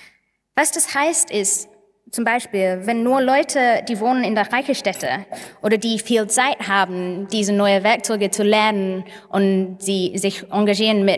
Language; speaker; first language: German; non-native, fluent; English